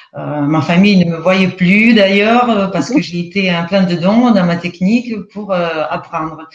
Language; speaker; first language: French; non-native, fluent; Russian